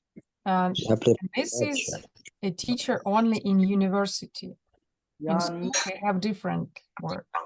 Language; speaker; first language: English; non-native, fluent; Russian